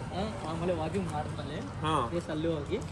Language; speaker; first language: Kannada; non-native, learner; Telugu